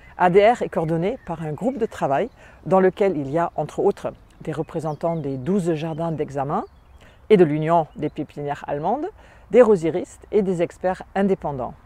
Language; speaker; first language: French; non-native, fluent; German